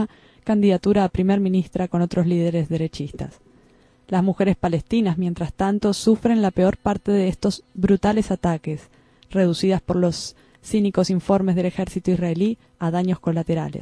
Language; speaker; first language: Spanish; native; Spanish